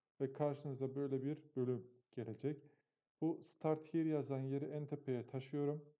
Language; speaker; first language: Turkish; native; Turkish